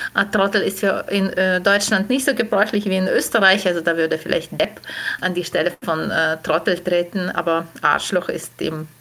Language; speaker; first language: German; non-native, fluent; Ukrainian